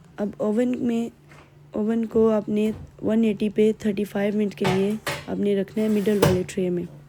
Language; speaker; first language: Urdu; non-native, local second language; Punjabi